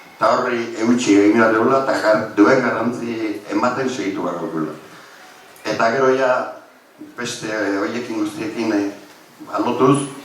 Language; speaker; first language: Basque; native; Basque